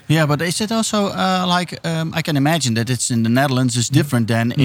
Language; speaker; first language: English; non-native, fluent; Dutch